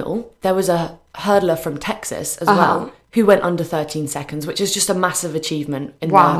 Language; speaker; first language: English; native; English